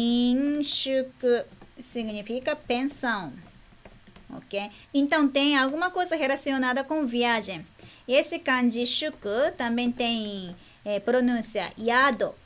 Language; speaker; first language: Portuguese; non-native, fluent; Japanese